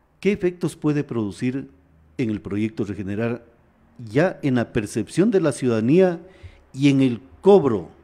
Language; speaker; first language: Spanish; native; Spanish